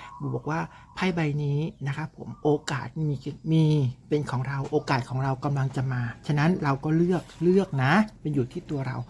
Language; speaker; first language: Thai; native; Thai